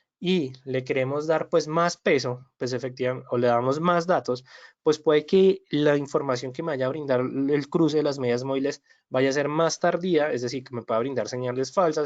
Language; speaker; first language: Spanish; native; Spanish